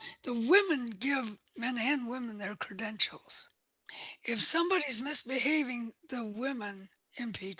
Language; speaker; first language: English; native; English